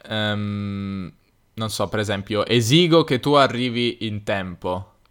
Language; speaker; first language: Italian; native; Italian